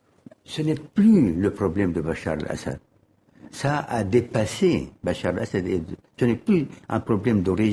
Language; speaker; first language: French; non-native, fluent; Arabic